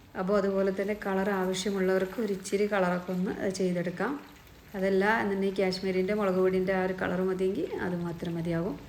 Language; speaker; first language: Malayalam; native; Malayalam